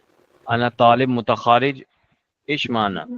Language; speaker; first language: Arabic; non-native, fluent; Urdu